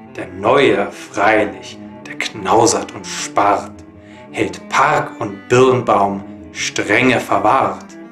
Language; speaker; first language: German; native; German